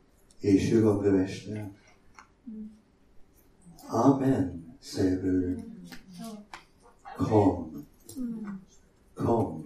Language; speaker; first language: Swedish; non-native, fluent; English